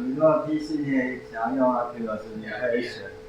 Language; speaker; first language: Chinese; native; Chinese